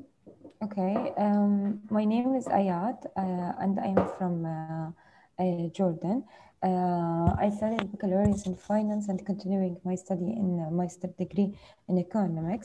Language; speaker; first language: English; non-native, fluent; Arabic